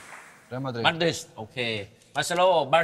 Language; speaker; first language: Thai; native; Thai